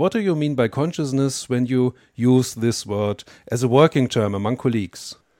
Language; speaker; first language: English; non-native, fluent; German